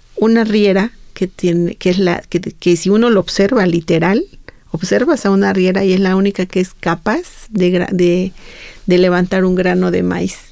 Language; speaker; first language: Spanish; non-native, local second language; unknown